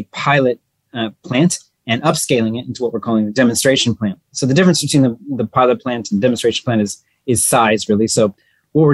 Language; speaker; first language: English; native; English